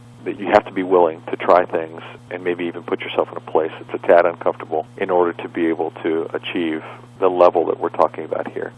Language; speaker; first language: English; native; English